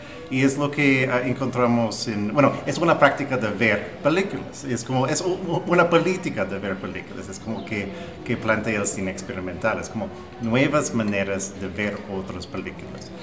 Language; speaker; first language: Spanish; non-native, fluent; English